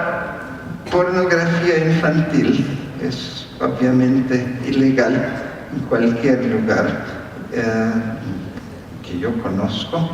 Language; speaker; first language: Spanish; non-native, fluent; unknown